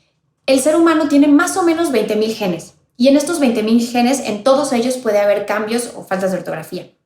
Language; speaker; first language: Spanish; native; Spanish